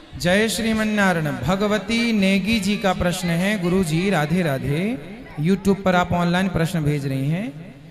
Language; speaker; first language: Hindi; native; Hindi